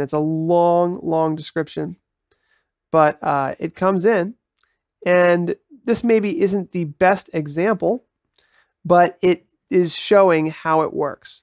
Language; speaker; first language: English; native; English